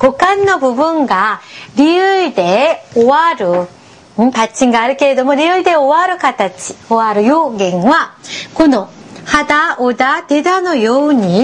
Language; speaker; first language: Japanese; non-native, fluent; Korean